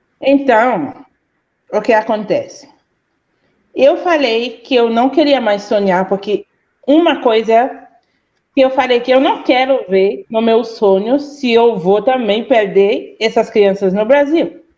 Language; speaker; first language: Portuguese; non-native, fluent; Haitian Creole